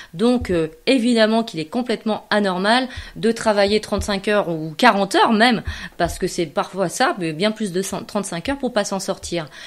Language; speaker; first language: French; native; French